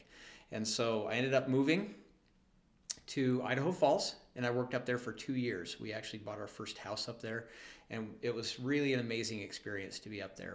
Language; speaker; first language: English; native; English